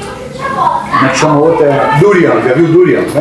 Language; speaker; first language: Portuguese; native; Portuguese